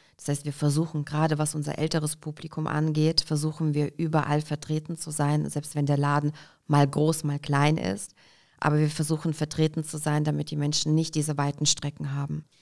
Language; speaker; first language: German; early bilingual, other home language; Russian